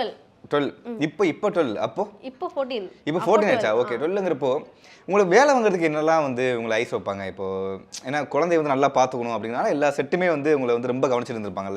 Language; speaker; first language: Tamil; native; Tamil